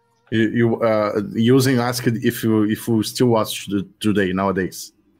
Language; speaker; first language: English; non-native, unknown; Portuguese